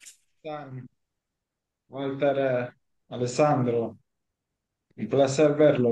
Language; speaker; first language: Spanish; non-native, fluent; Italian